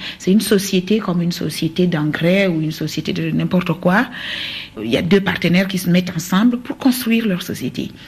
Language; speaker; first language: French; non-native, local second language; Basaa